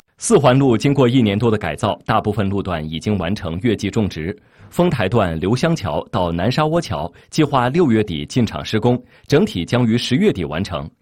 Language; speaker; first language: Chinese; native; Chinese